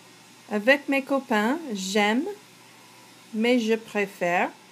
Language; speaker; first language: French; non-native, fluent; English